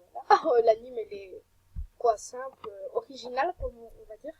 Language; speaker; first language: French; native; French